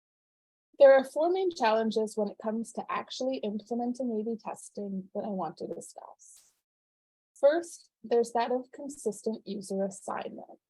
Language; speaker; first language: English; native; English